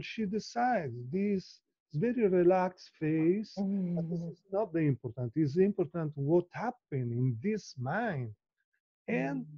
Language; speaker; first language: English; non-native, learner; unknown